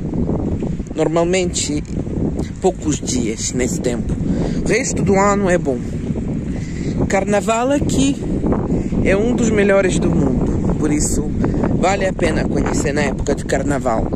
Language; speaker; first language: Portuguese; non-native, fluent; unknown